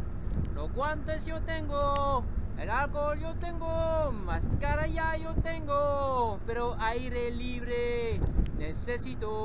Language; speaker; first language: Spanish; non-native, learner; French